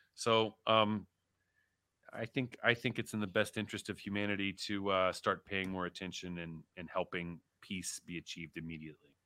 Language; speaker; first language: English; early bilingual, other home language; Turkish